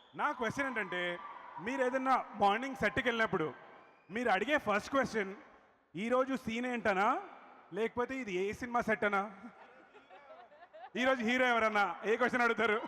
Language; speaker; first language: Telugu; native; Telugu